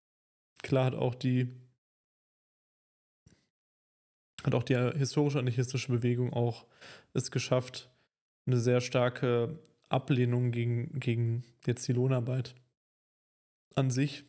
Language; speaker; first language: German; native; German